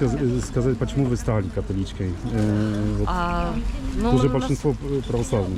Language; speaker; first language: Russian; non-native, fluent; Polish